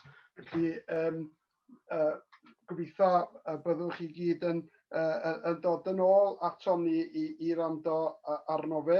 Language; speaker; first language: Welsh; native; Welsh